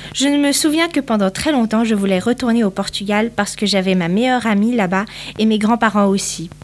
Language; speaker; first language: French; early bilingual, other home language; Portuguese